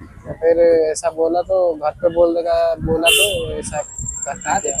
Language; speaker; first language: Hindi; non-native, local second language; Odia